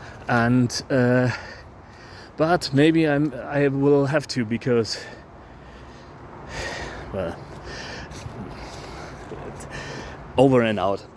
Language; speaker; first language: English; non-native, fluent; German